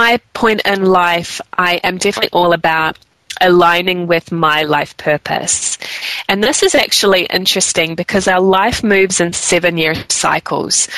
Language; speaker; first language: English; native; English